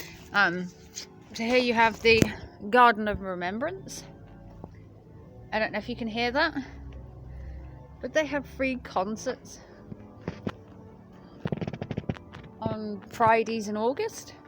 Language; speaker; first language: English; native; English